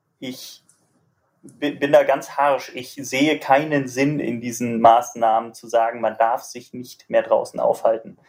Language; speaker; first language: German; native; German